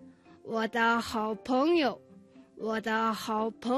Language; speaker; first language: Chinese; non-native, fluent; Mongolian